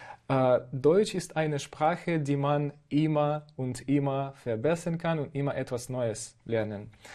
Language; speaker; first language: German; non-native, fluent; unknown